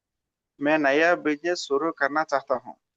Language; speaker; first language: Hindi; non-native, learner; Telugu